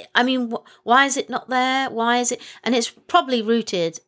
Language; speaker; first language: English; native; English